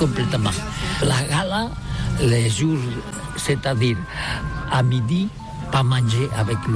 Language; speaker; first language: French; non-native, learner; Catalan